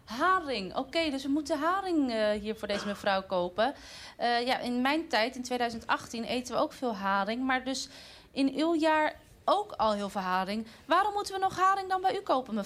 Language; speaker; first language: Dutch; native; Dutch